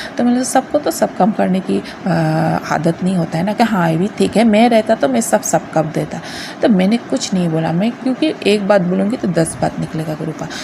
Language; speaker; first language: Hindi; non-native, local second language; Bangla